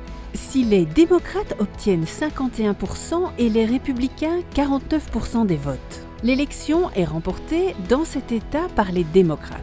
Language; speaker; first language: French; native; French